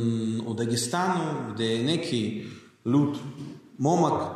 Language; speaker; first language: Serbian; non-native, learner; Russian